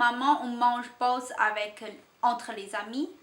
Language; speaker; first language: French; non-native, learner; Chinese